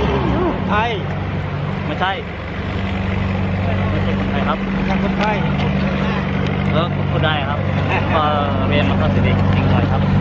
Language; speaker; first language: Thai; non-native, learner; Hmong